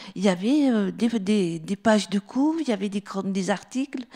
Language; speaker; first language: French; native; French